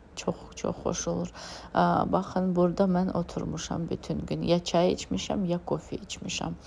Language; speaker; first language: Azerbaijani; non-native, fluent; Lezghian